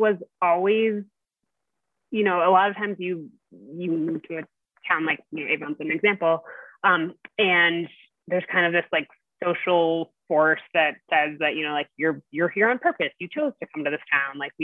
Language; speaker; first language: English; native; English